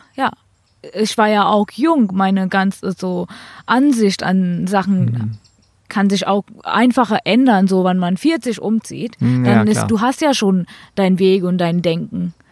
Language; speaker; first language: German; non-native, fluent; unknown